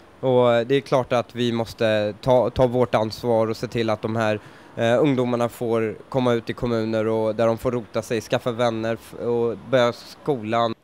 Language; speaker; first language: Swedish; early bilingual, other home language; Persian